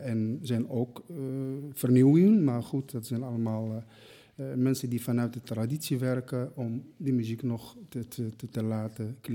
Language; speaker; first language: Dutch; non-native, fluent; Arabic